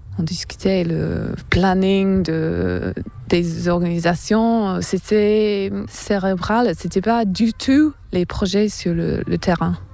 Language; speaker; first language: French; non-native, fluent; English